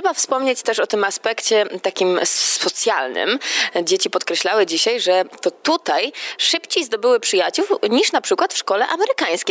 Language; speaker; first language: Polish; native; Polish